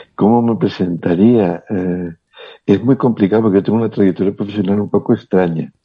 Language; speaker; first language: Spanish; native; Spanish